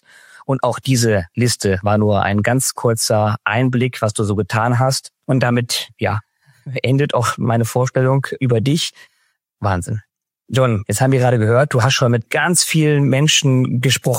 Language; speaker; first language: German; native; German